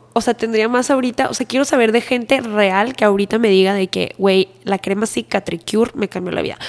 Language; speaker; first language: Spanish; native; Spanish